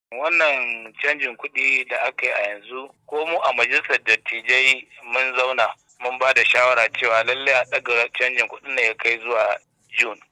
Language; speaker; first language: Hausa; native; Hausa